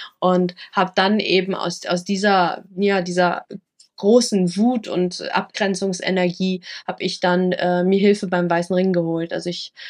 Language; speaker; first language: German; early bilingual, other home language; Vietnamese